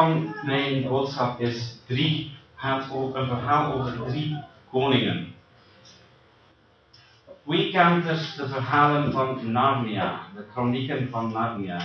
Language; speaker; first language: Dutch; non-native, fluent; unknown